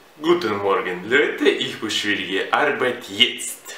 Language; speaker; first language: German; non-native, learner; Russian